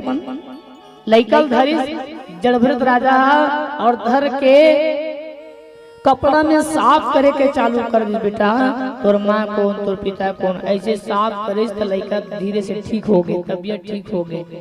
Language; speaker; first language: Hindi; non-native, local second language; Chhattisgarhi